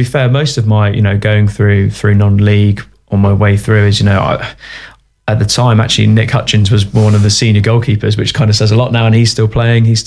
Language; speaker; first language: English; native; English